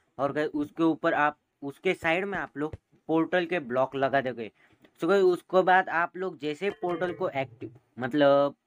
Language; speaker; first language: Hindi; native; Hindi